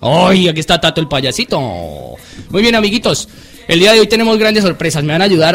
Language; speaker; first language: Spanish; native; Spanish